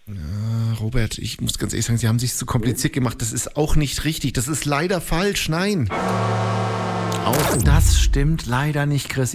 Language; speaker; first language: German; native; German